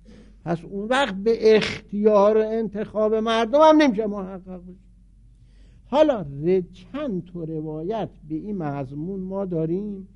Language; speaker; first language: Persian; native; Persian